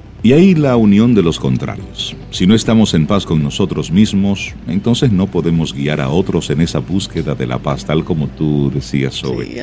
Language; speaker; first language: Spanish; native; Spanish